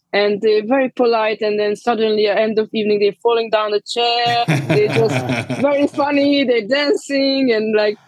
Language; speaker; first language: English; non-native, fluent; Romanian